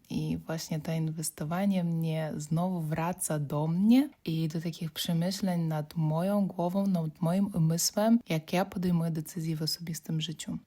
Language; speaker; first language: Polish; non-native, fluent; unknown